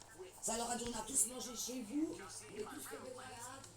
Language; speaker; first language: French; native; French